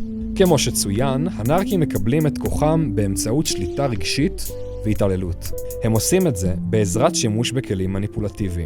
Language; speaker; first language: Hebrew; native; Hebrew